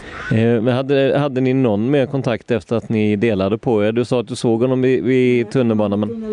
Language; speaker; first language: Swedish; native; Swedish